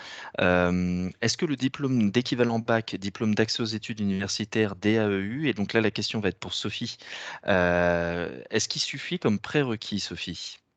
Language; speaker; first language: French; native; French